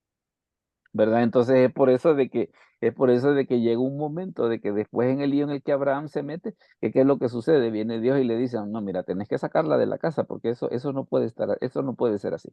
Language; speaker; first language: Spanish; native; Spanish